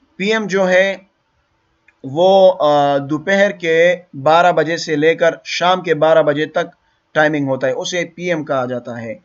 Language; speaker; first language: Urdu; non-native, local second language; Pashto